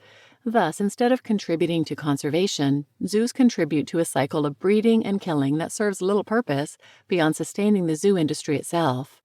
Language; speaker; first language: English; native; English